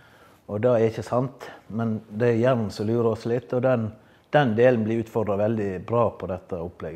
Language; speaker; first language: Norwegian; native; Norwegian